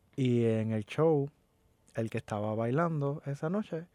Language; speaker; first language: Spanish; native; Spanish